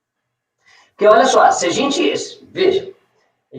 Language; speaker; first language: Portuguese; native; Portuguese